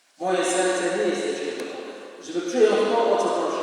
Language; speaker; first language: Polish; non-native, fluent; Indonesian